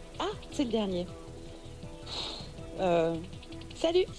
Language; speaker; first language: French; native; French